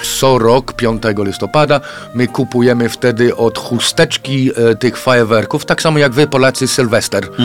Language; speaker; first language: Polish; non-native, fluent; English